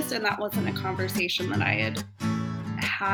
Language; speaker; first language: English; native; English